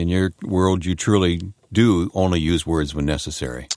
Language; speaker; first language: English; native; English